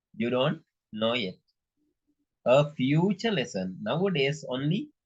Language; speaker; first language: English; non-native, local second language; Sinhala